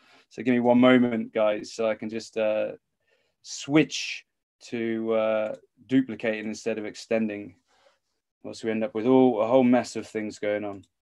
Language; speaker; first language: English; native; English